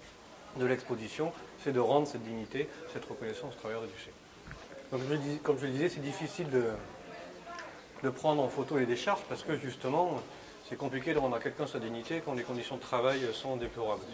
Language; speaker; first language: French; native; French